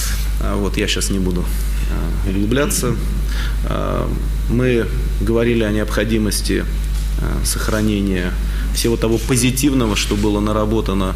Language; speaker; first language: Russian; native; Russian